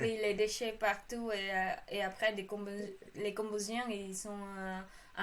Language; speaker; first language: French; non-native, learner; Khmer